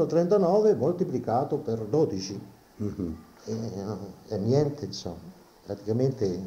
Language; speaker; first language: Italian; native; Italian